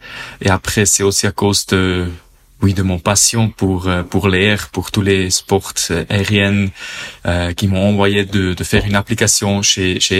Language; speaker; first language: French; non-native, local second language; German